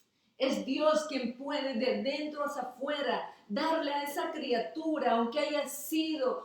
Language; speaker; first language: Spanish; native; Spanish